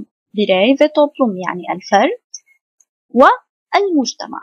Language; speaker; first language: Arabic; native; Arabic